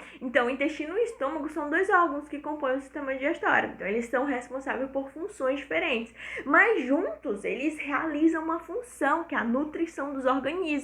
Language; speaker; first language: Portuguese; native; Portuguese